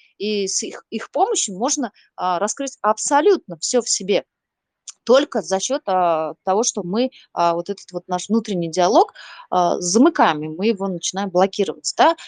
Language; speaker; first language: Russian; non-native, local second language; Uzbek